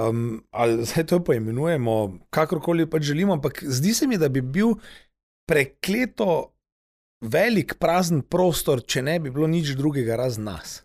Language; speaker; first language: Slovenian; native; Slovenian